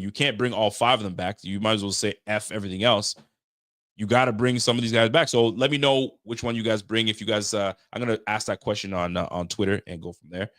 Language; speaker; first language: English; native; English